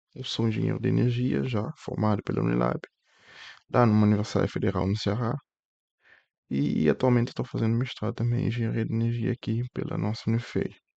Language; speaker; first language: Portuguese; non-native, local second language; Kabuverdianu